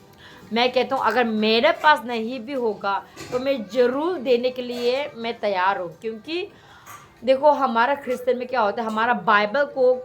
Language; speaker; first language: Hindi; non-native, local second language; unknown